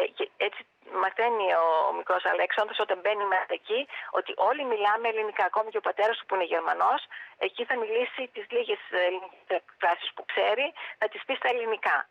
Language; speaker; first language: Greek; native; Greek